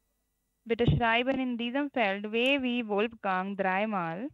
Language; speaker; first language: German; non-native, learner; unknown